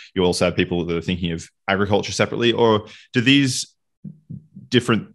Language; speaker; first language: English; native; English